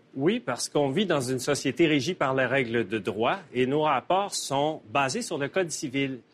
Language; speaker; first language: French; native; French